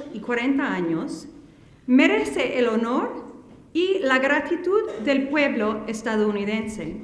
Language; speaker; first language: Spanish; non-native, fluent; English